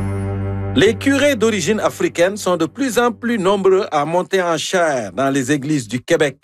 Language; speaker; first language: French; native; French